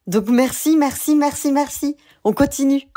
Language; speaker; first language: French; native; French